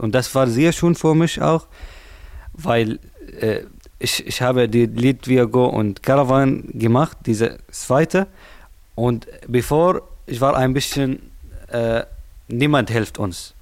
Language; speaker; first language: German; non-native, learner; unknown